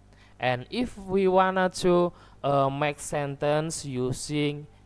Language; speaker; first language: English; non-native, learner; Indonesian